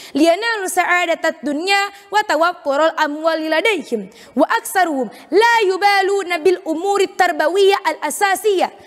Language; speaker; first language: Arabic; non-native, fluent; Indonesian